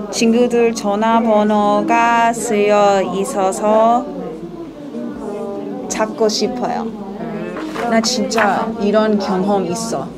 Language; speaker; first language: Korean; non-native, learner; English